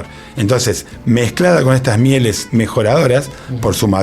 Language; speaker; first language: Spanish; native; Spanish